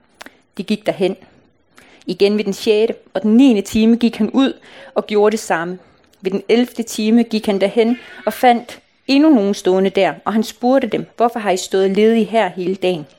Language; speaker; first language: Danish; native; Danish